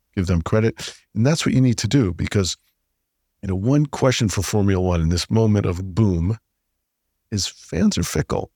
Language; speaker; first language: English; native; English